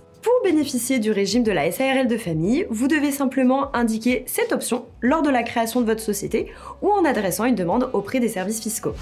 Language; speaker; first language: French; native; French